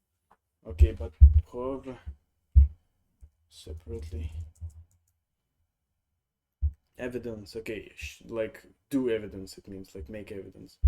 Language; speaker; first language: English; non-native, fluent; Russian